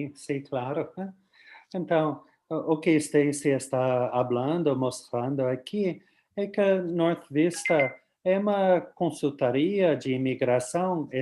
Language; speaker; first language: Portuguese; non-native, fluent; English